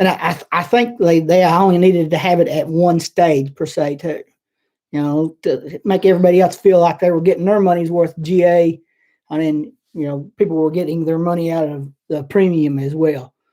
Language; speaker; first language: English; native; English